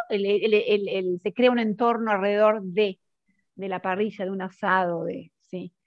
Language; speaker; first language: Spanish; native; Spanish